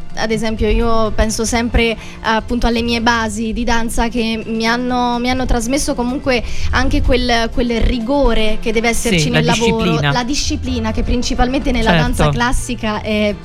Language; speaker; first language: Italian; native; Italian